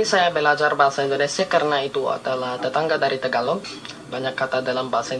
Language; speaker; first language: Indonesian; non-native, learner; Filipino